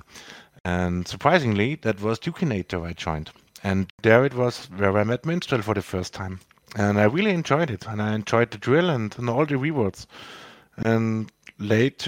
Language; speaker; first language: English; non-native, fluent; German